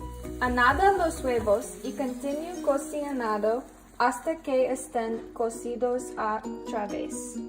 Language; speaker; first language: Spanish; non-native, learner; English